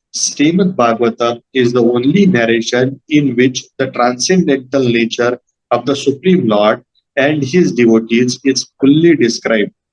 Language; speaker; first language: English; non-native, local second language; Marathi